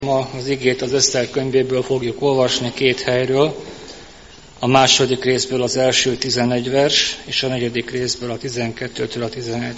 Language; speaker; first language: Hungarian; native; Hungarian